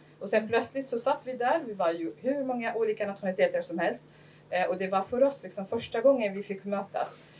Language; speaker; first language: Swedish; non-native, fluent; Arabic